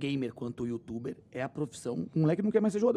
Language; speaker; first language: Portuguese; native; Portuguese